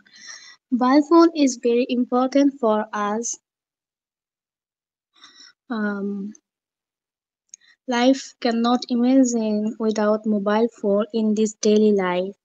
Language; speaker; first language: English; non-native, learner; Bangla